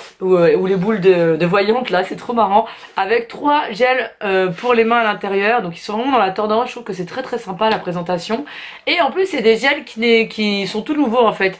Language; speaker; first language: French; native; French